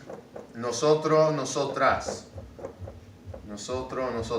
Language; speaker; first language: Spanish; non-native, learner; English